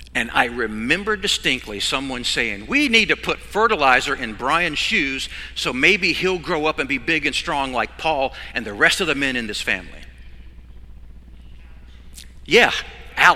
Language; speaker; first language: English; native; English